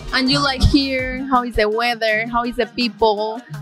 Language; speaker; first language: English; non-native, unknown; Spanish